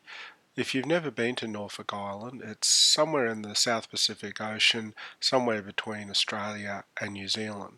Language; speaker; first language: English; native; English